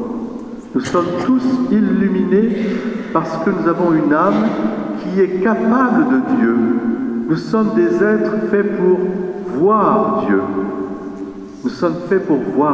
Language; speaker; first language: French; native; French